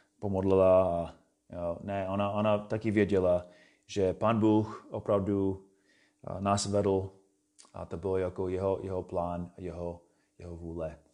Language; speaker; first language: Czech; non-native, fluent; English